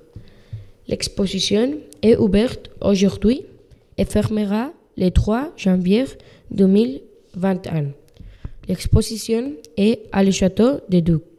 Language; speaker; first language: French; non-native, learner; Spanish